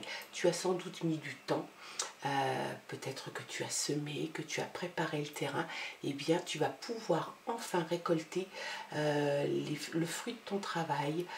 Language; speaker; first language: French; native; French